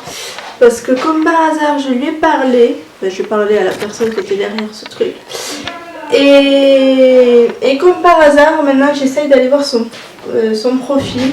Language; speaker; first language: French; native; French